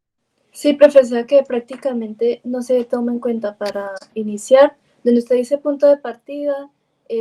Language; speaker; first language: Spanish; native; Spanish